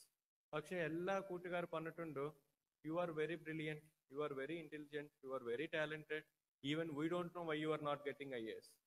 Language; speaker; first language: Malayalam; non-native, learner; Telugu